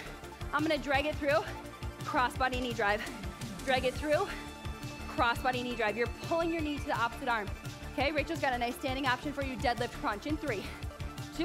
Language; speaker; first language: English; native; English